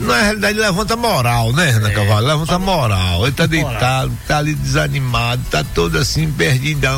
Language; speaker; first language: Portuguese; native; Portuguese